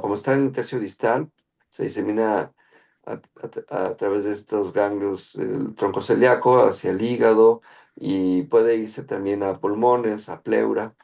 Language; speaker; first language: Spanish; native; Spanish